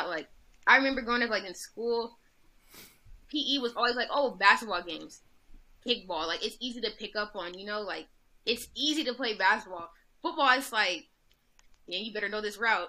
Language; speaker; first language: English; native; English